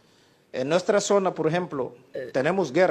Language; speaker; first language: Spanish; non-native, learner; Portuguese